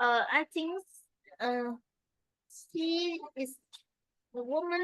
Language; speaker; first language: English; non-native, learner; Vietnamese